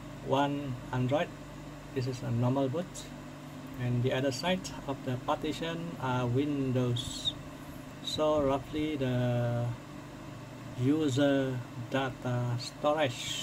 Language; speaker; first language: English; non-native, fluent; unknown